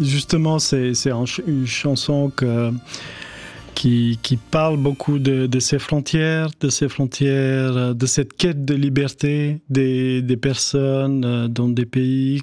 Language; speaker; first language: French; non-native, fluent; Albanian